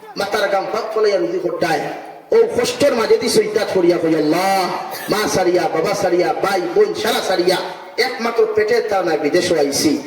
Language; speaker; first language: Bangla; native; Bangla